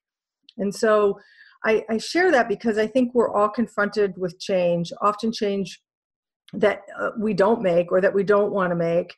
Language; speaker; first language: English; native; English